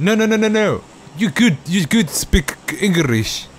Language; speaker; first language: English; non-native, learner; Korean